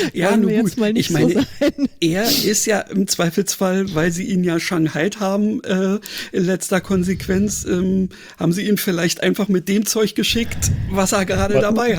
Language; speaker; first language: German; native; German